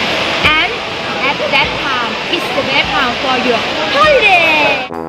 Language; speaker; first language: English; non-native, learner; Thai